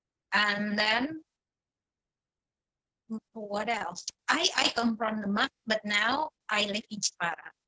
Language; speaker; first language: English; non-native, fluent; Indonesian